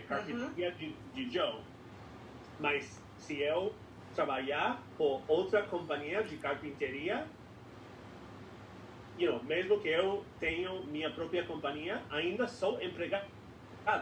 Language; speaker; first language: Portuguese; non-native, fluent; English